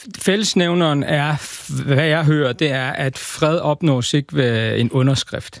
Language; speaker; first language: Danish; early bilingual, other home language; Persian